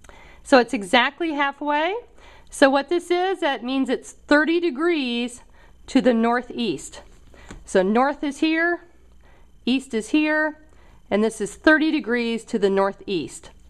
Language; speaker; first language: English; native; English